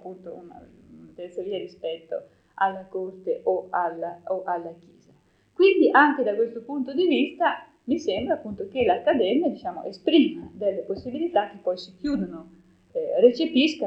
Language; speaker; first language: Italian; native; Italian